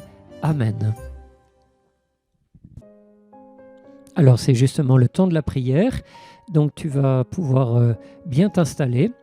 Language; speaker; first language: French; native; French